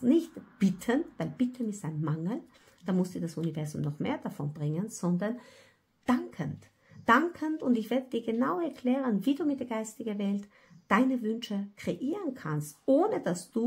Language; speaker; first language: German; non-native, fluent; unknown